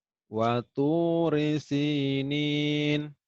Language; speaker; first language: Arabic; non-native, learner; Indonesian